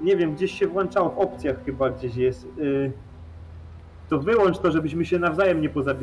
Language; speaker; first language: Polish; native; Polish